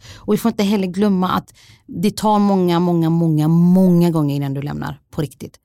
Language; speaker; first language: Swedish; early bilingual, other home language; Somali